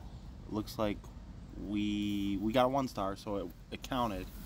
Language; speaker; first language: English; native; English